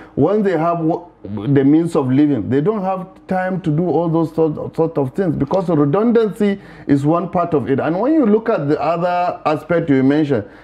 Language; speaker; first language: English; non-native, local second language; Hausa